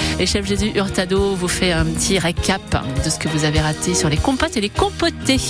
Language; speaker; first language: French; native; French